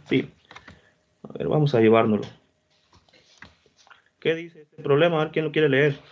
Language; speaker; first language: Spanish; native; Spanish